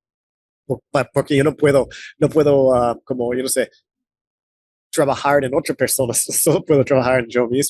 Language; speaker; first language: Spanish; non-native, fluent; English